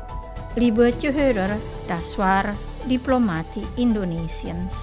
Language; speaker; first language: German; non-native, fluent; Indonesian